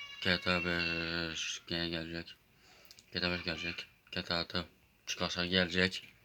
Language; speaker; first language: Turkish; early bilingual, heritage; Turkish